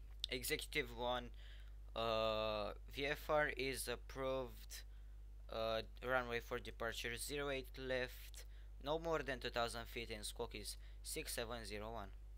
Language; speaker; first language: English; non-native, fluent; Romanian